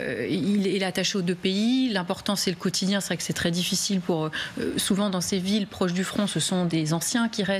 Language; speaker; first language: French; native; French